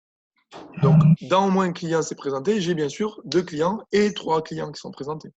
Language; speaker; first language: French; native; French